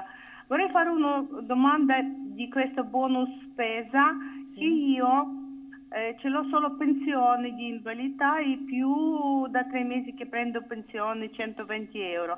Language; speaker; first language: Italian; non-native, learner; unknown